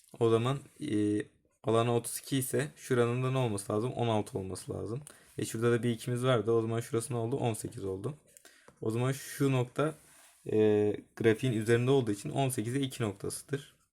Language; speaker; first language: Turkish; native; Turkish